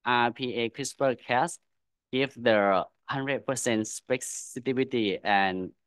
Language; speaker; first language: English; non-native, learner; Thai